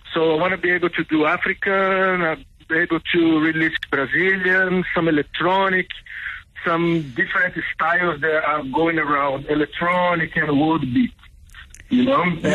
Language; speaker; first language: English; non-native, fluent; Portuguese